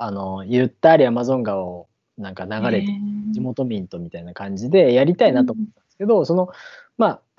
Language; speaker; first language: Japanese; native; Japanese